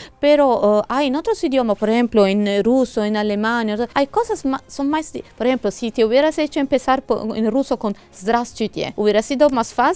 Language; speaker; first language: Spanish; non-native, fluent; Italian